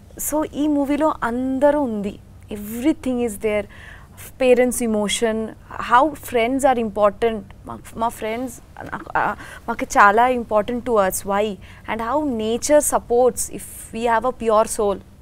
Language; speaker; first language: Telugu; non-native, local second language; Bangla